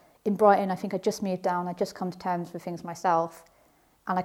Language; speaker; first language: English; native; English